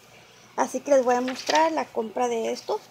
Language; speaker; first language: Spanish; native; Spanish